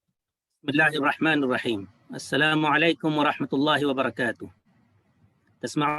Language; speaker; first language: Arabic; non-native, fluent; Urdu